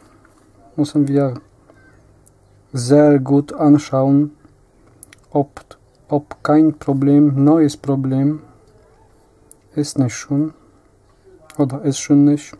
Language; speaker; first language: German; non-native, learner; Polish